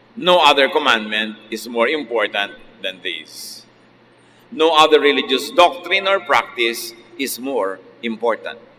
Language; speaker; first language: English; non-native, local second language; Filipino